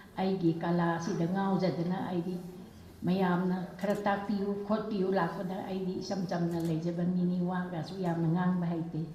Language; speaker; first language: Manipuri; non-native, local second language; Rongmei Naga